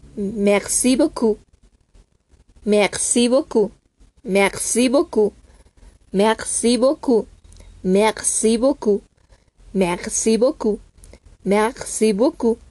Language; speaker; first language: French; non-native, learner; Spanish